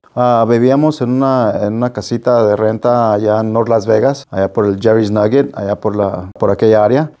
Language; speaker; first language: Spanish; native; Spanish